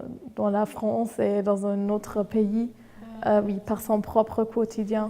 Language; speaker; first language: French; non-native, fluent; German